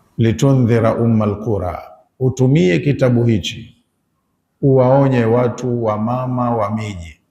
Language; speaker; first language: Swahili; native; Swahili